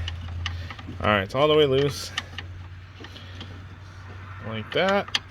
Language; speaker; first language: English; native; English